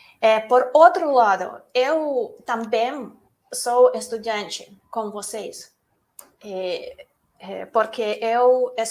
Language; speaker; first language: Portuguese; non-native, learner; Russian